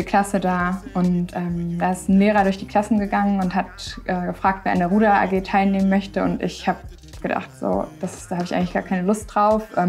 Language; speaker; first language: German; native; German